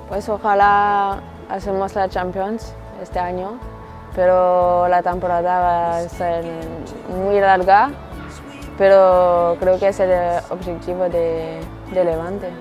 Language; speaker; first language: Spanish; non-native, learner; French